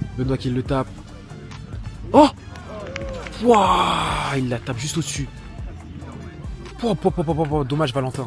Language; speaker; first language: French; native; French